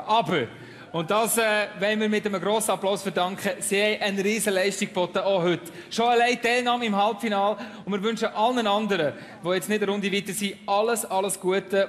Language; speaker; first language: German; native; German